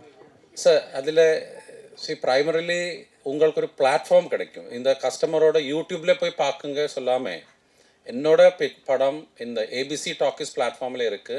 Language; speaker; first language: Tamil; non-native, fluent; Malayalam